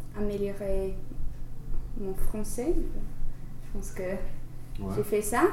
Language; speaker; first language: French; non-native, learner; English